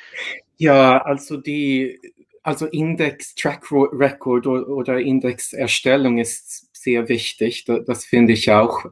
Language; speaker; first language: German; non-native, fluent; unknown